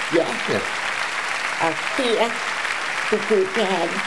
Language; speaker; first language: Danish; early bilingual, other home language; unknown